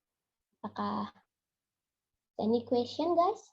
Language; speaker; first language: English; non-native, fluent; Indonesian